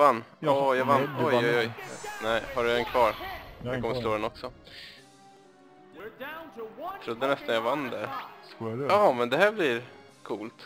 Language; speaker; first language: Swedish; native; Swedish